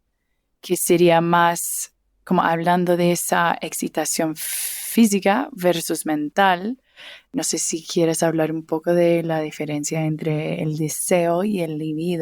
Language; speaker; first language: Spanish; early bilingual, heritage; English